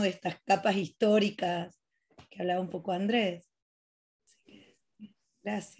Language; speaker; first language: Spanish; native; Spanish